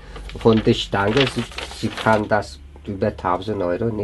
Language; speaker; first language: German; non-native, learner; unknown